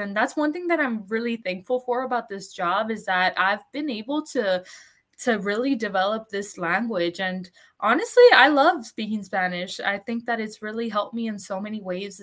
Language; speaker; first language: English; early bilingual, other home language; Spanish